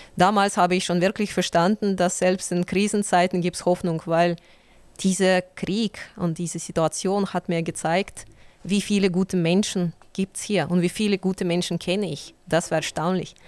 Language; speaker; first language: German; non-native, fluent; Ukrainian